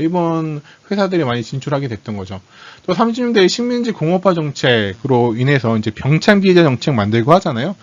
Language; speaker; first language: Korean; native; Korean